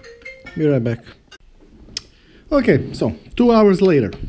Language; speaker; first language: English; non-native, fluent; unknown